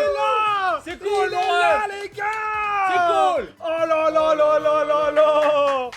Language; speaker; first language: French; native; French